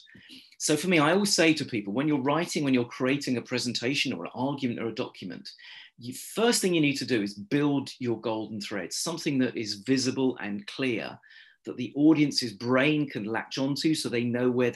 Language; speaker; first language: English; native; English